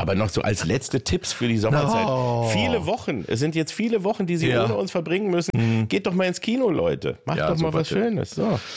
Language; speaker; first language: German; native; German